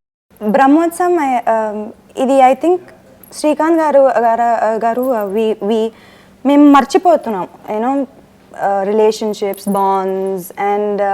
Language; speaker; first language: Telugu; non-native, fluent; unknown